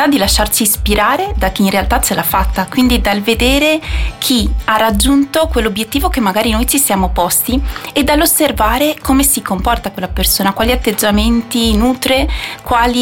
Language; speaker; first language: Italian; native; Italian